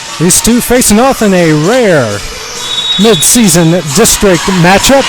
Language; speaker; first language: English; native; English